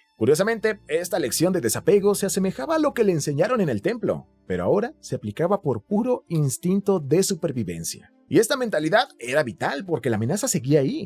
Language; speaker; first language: Spanish; native; Spanish